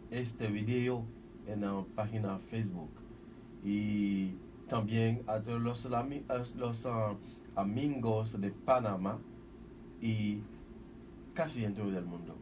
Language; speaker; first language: Spanish; non-native, fluent; Haitian Creole